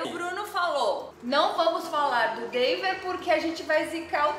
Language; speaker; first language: Portuguese; native; Portuguese